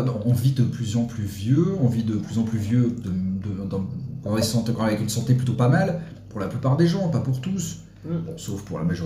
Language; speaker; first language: French; native; French